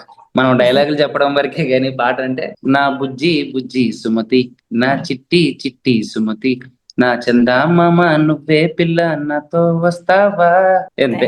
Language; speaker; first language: Telugu; native; Telugu